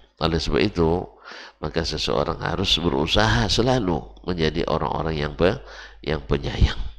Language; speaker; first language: Indonesian; native; Indonesian